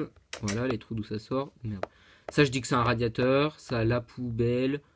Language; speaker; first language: French; native; French